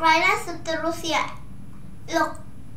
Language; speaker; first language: English; non-native, learner; Indonesian